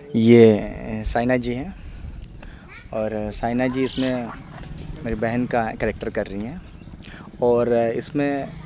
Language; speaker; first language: Hindi; native; Hindi